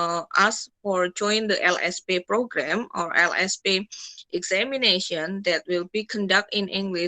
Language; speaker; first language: English; non-native, fluent; Indonesian